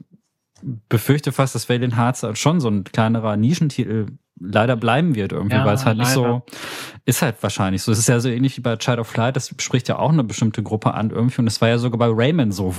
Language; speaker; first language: German; native; German